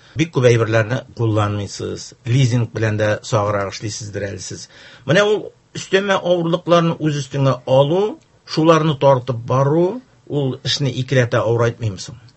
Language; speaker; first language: Tatar; native; Tatar